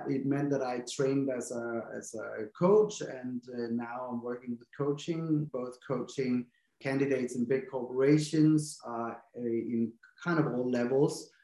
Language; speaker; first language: English; non-native, fluent; Danish